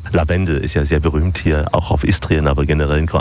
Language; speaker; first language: German; native; German